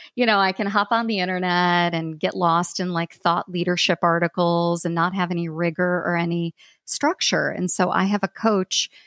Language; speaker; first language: English; native; English